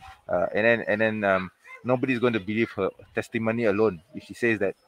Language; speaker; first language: English; non-native, local second language; Malay